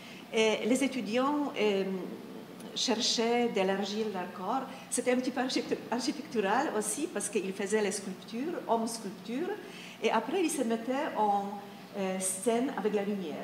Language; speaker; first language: French; non-native, fluent; Polish